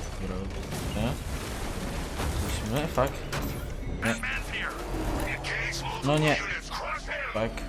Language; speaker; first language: Polish; native; Polish